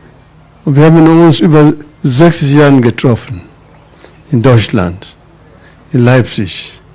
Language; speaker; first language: German; non-native, learner; Luo (Kenya and Tanzania)